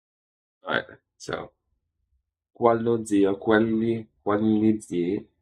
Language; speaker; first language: Italian; non-native, learner; English